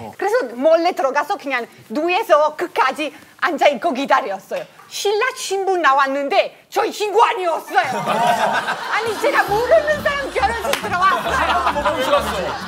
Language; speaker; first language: Korean; non-native, fluent; Italian